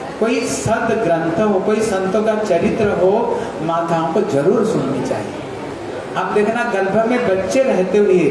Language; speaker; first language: Hindi; native; Hindi